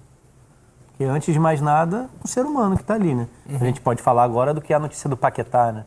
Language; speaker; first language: Portuguese; native; Portuguese